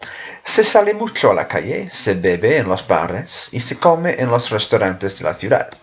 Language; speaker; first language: Spanish; non-native, fluent; English